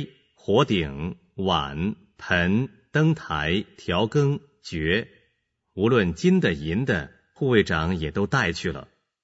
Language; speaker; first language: Chinese; native; Chinese